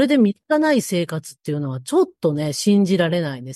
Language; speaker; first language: Japanese; native; Japanese